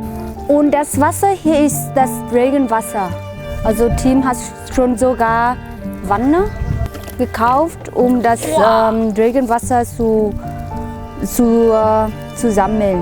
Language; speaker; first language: German; non-native, learner; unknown